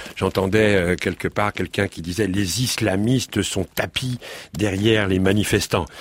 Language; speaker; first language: French; native; French